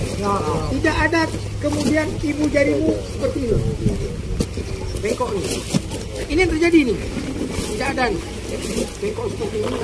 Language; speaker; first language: Indonesian; native; Indonesian